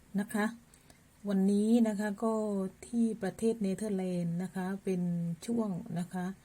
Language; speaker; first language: Thai; native; Thai